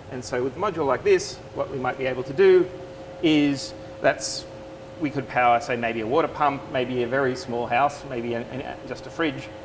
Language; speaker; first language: English; native; English